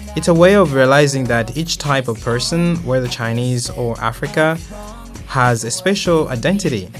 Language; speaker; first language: English; non-native, local second language; Nyanja